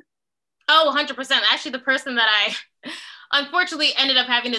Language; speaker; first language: English; native; English